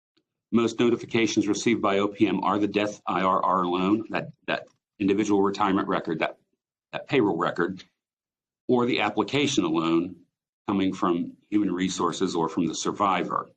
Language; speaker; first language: English; native; English